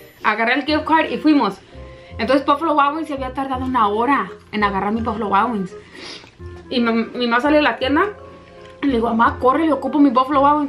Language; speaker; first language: Spanish; early bilingual, heritage; Spanish